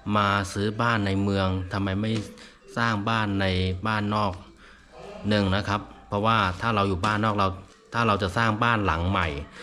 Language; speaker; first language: Thai; non-native, fluent; Chinese